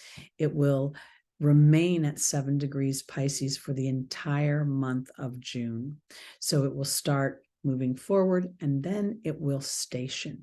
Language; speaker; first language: English; native; English